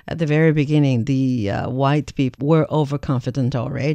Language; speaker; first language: English; non-native, fluent; Chinese